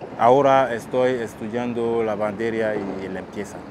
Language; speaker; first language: Spanish; non-native, learner; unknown